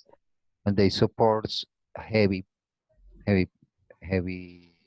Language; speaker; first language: English; non-native, learner; Spanish